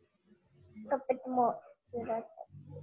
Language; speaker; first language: French; non-native, learner; Arabic